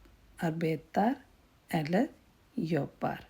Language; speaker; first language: Swedish; non-native, fluent; Urdu